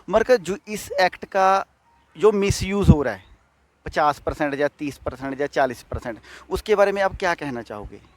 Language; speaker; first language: Hindi; non-native, local second language; Punjabi